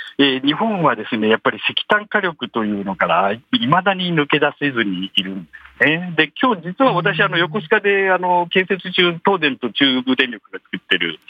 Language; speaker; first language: Japanese; native; Japanese